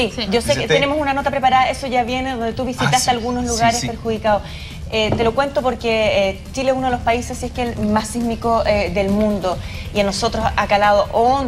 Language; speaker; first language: Spanish; native; Spanish